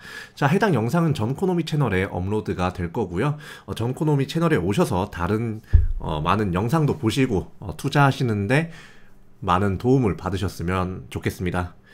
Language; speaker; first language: Korean; native; Korean